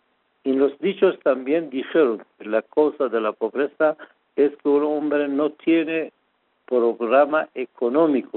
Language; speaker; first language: Spanish; non-native, fluent; Persian